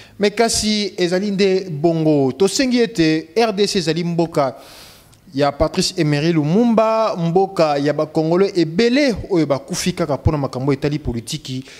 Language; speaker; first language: Lingala; native; Lingala